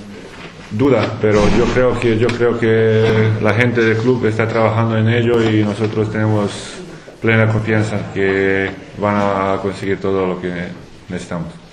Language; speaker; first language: Spanish; non-native, fluent; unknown